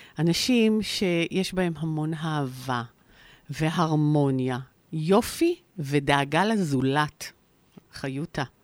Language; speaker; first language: Hebrew; native; Hebrew